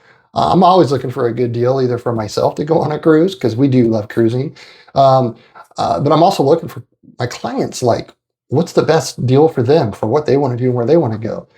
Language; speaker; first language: English; native; English